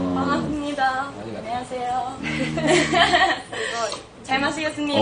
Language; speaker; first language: Korean; non-native, fluent; Japanese